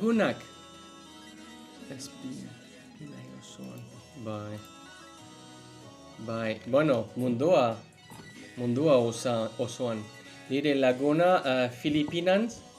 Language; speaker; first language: Basque; non-native, learner; English